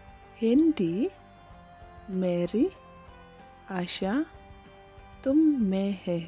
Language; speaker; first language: Hindi; non-native, local second language; Khasi